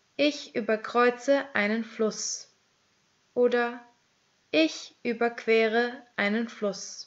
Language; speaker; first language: German; native; German